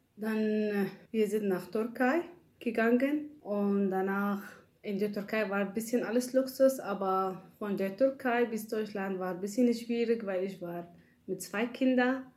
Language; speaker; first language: German; non-native, learner; Arabic